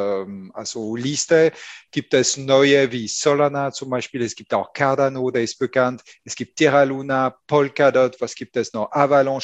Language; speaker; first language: German; non-native, fluent; French